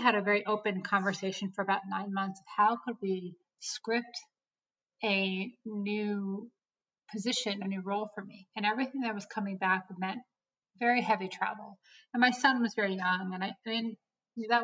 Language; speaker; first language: English; native; English